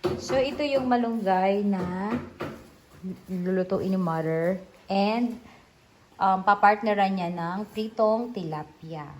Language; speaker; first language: Filipino; non-native, local second language; Waray